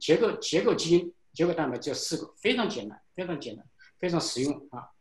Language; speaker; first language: Chinese; native; Chinese